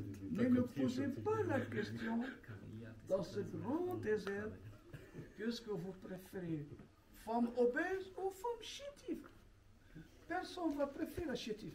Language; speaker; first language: French; non-native, local second language; Arabic